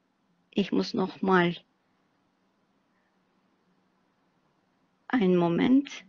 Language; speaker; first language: German; non-native, fluent; Turkish